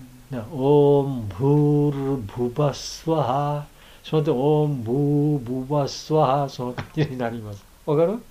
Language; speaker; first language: Japanese; non-native, learner; Bangla